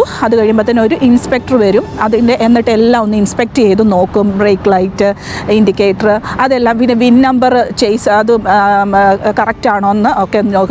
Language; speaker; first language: Malayalam; native; Malayalam